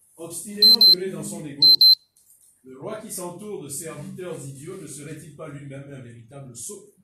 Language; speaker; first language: French; non-native, local second language; Fon